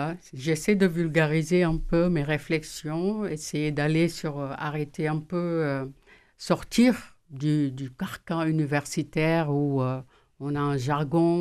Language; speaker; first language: French; non-native, local second language; Wolof